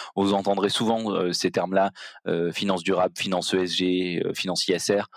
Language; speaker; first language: French; native; French